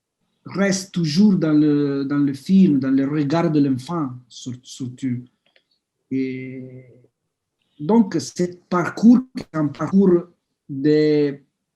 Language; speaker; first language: French; non-native, fluent; Italian